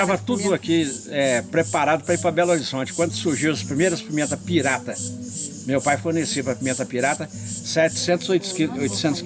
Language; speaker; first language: Portuguese; native; Portuguese